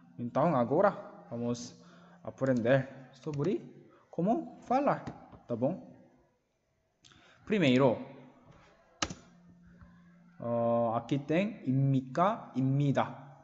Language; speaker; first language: Portuguese; non-native, learner; Korean